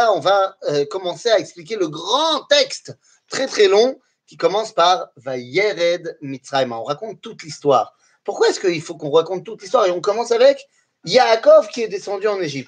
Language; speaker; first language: French; native; French